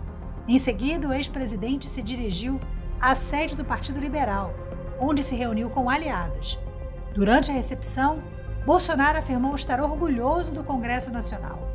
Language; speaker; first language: Portuguese; native; Portuguese